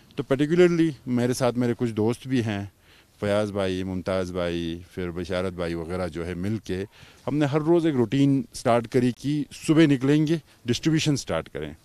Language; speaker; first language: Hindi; non-native, local second language; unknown